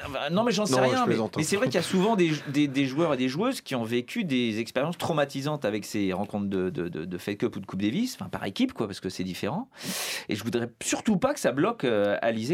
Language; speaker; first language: French; native; French